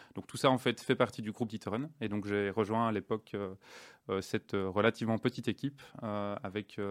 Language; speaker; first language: French; native; French